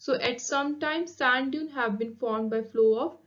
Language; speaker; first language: English; non-native, local second language; Punjabi